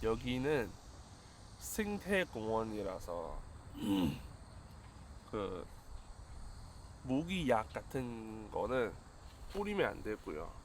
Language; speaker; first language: Korean; non-native, fluent; Chinese